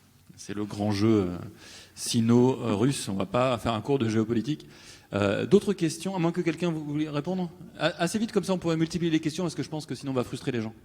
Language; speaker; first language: French; native; French